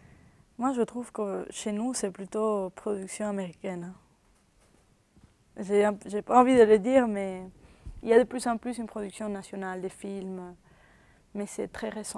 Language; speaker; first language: French; early bilingual, other home language; Spanish